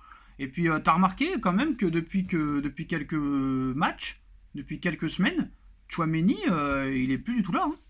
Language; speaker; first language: French; native; French